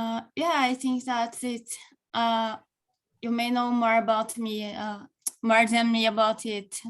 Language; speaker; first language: English; non-native, local second language; Portuguese